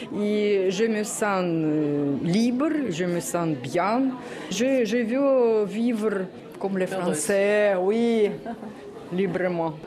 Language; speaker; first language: French; non-native, learner; Russian